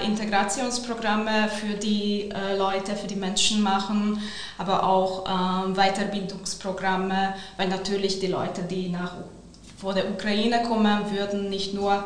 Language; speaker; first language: German; non-native, fluent; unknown